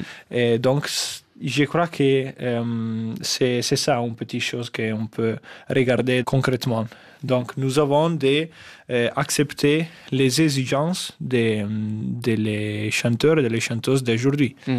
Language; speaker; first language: French; non-native, fluent; Italian